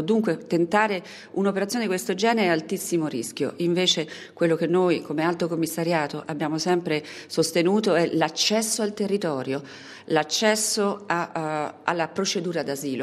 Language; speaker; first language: Italian; native; Italian